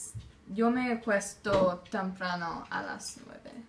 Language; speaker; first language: Spanish; non-native, learner; English